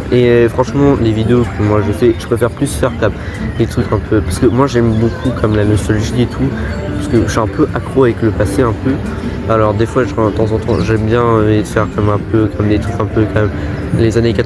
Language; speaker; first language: French; early bilingual, other home language; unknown